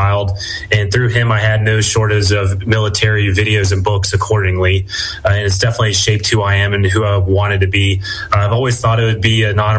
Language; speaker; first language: English; native; English